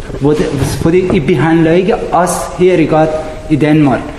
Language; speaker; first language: Danish; non-native, learner; Persian